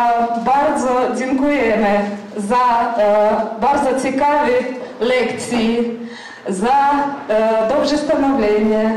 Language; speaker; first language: Polish; non-native, learner; Ukrainian